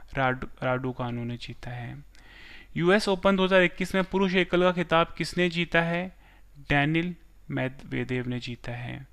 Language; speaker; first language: Hindi; non-native, local second language; Gujarati